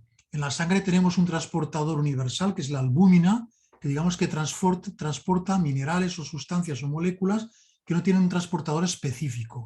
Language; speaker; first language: Spanish; native; Spanish